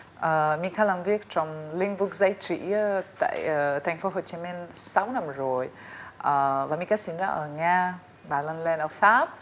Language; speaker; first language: Vietnamese; non-native, fluent; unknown